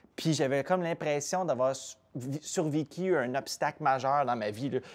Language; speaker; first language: French; native; French